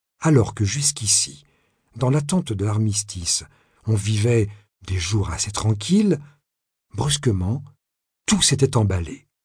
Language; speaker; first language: French; native; French